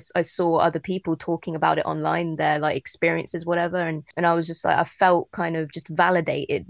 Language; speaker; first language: English; native; English